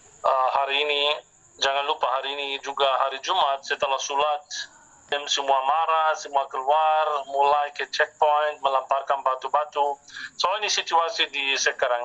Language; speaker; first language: Indonesian; non-native, fluent; Arabic